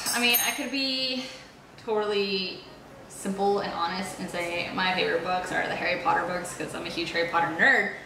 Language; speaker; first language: English; early bilingual, other home language; Spanish